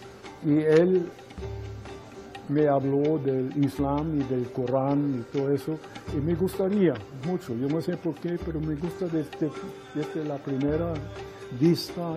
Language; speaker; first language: Spanish; non-native, fluent; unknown